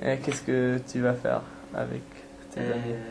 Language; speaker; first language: French; non-native, fluent; English